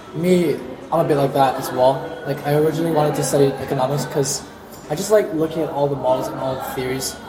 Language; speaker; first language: English; native; English